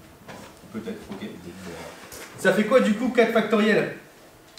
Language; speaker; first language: French; native; French